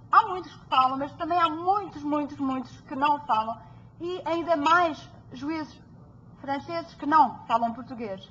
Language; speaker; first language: Portuguese; early bilingual, heritage; Portuguese